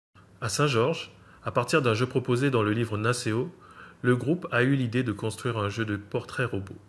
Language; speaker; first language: French; native; French